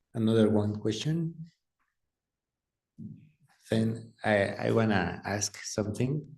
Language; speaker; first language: English; non-native, learner; Spanish